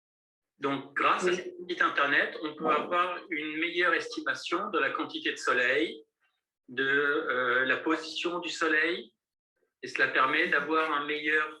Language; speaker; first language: French; native; French